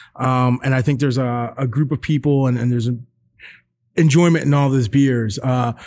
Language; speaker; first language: English; native; English